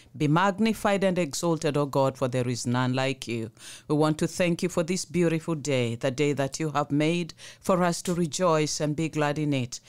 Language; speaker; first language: English; non-native, local second language; Swahili